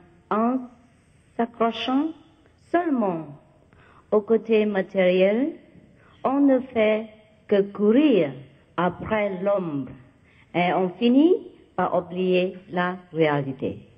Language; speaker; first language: French; non-native, learner; Vietnamese